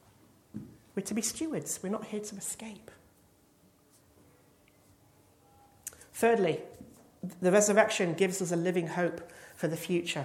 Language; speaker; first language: English; native; English